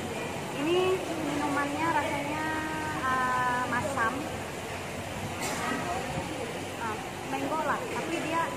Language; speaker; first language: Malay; non-native, local second language; Sundanese